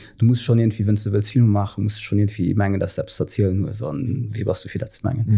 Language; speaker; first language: Luxembourgish; native; Luxembourgish